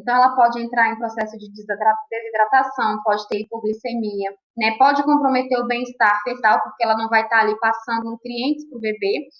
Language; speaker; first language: Portuguese; native; Portuguese